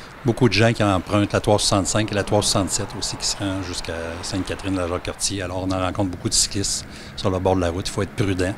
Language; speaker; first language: French; native; French